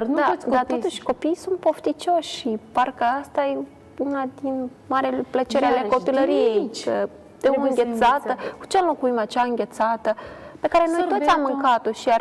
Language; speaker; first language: Romanian; native; Romanian